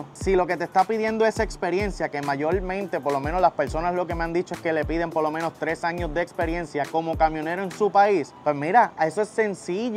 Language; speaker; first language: Spanish; native; Spanish